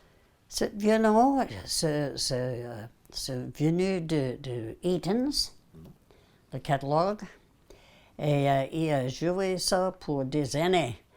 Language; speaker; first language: French; non-native, local second language; English